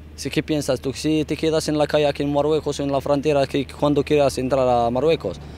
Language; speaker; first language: Spanish; non-native, fluent; Arabic